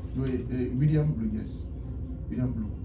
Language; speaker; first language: English; non-native, learner; French